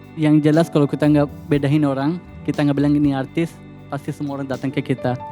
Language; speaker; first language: Indonesian; non-native, fluent; Urdu